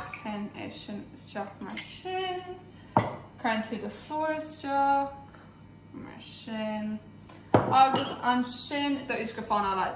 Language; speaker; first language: Irish; non-native, local second language; English